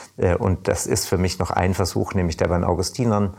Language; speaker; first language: German; native; German